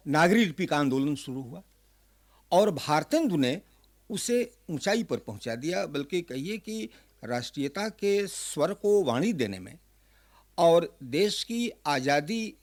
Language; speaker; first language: Hindi; native; Hindi